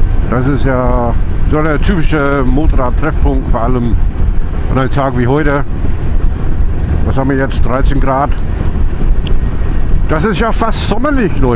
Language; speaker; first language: German; non-native, fluent; English